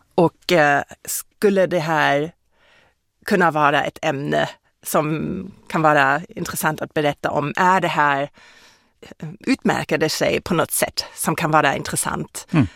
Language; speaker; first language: Swedish; non-native, fluent; German